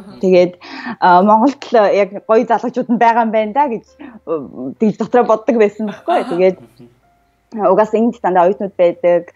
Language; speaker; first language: Mongolian; early bilingual, heritage; Mongolian